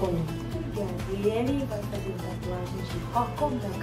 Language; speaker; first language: Portuguese; early bilingual, heritage; English